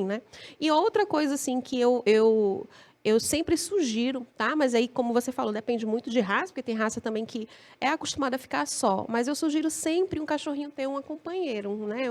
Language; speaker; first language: Portuguese; native; Portuguese